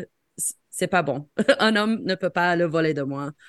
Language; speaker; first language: French; non-native, fluent; English